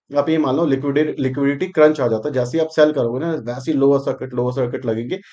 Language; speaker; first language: Hindi; native; Hindi